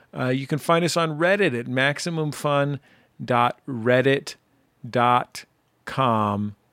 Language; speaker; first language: English; native; English